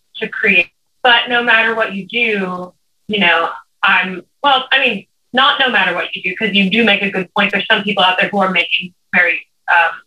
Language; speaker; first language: English; native; English